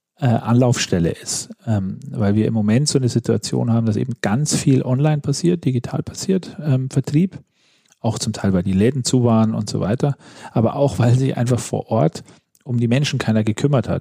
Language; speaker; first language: German; native; German